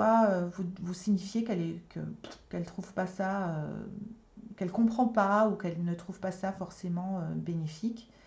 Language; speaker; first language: French; native; French